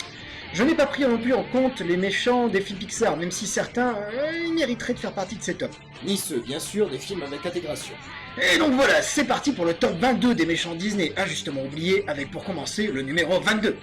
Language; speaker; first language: French; native; French